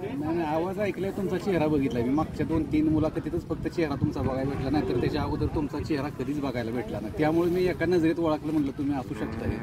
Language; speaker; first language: Marathi; native; Marathi